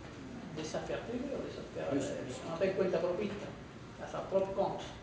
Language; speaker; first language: French; non-native, fluent; Spanish